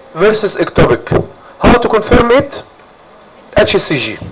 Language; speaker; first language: English; non-native, fluent; Arabic